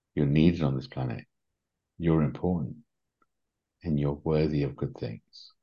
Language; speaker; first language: English; native; English